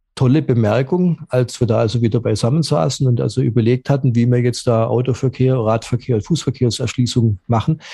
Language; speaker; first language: German; native; German